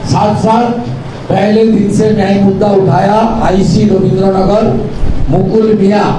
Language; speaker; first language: Hindi; non-native, local second language; Bangla